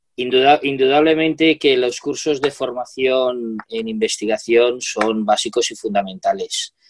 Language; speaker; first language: Spanish; native; Spanish